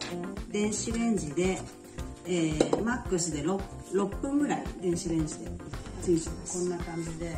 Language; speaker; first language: Japanese; native; Japanese